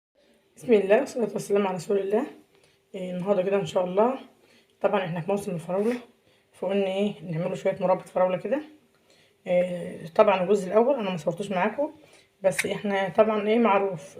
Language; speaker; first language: Arabic; native; Arabic